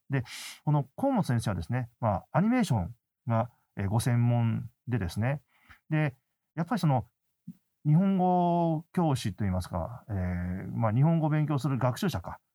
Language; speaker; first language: Japanese; native; Japanese